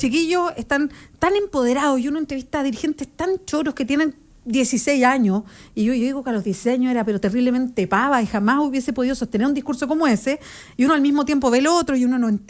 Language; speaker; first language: Spanish; native; Spanish